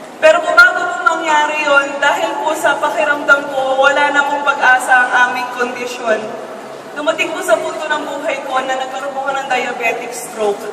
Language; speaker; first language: Filipino; native; Filipino